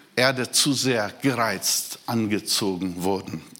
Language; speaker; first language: German; non-native, fluent; Portuguese